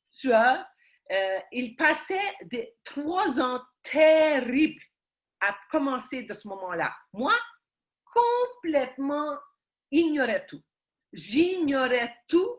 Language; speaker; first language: French; early bilingual, heritage; Ukrainian